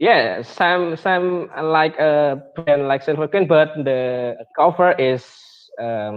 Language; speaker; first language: English; non-native, learner; Indonesian